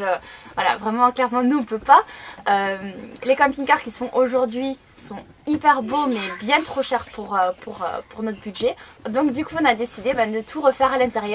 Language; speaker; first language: French; native; French